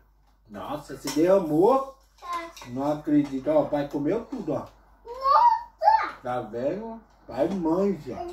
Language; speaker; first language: Portuguese; native; Portuguese